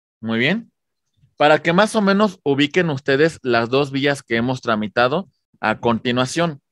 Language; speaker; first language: Spanish; native; Spanish